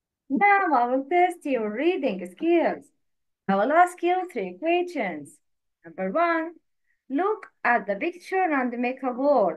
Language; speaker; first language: English; non-native, learner; Arabic